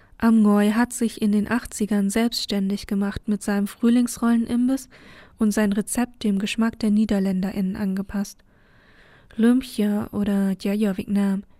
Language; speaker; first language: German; early bilingual, other home language; Vietnamese